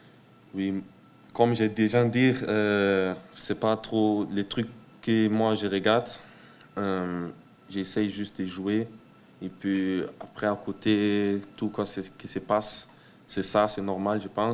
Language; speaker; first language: French; early bilingual, heritage; French